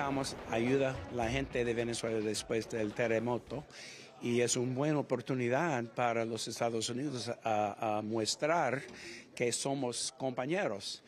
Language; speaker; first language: Spanish; non-native, fluent; English